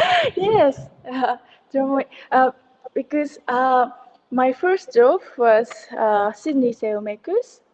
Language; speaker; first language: English; non-native, learner; Japanese